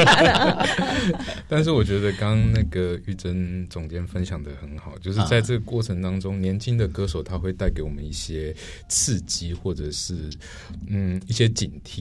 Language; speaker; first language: Chinese; native; Chinese